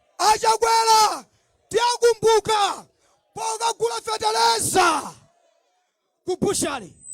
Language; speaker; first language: Nyanja; non-native, local second language; Tumbuka